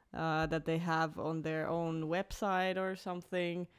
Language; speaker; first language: English; non-native, fluent; Finnish